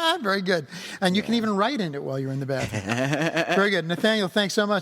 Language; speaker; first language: English; native; English